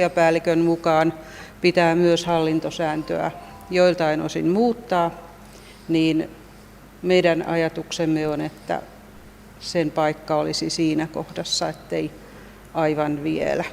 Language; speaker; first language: Finnish; native; Finnish